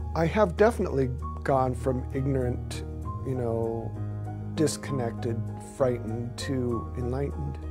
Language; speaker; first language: English; native; English